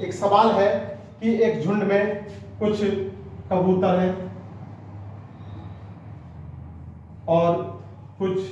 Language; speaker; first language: Hindi; native; Hindi